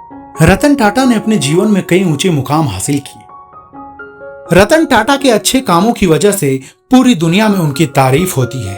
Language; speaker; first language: Hindi; native; Hindi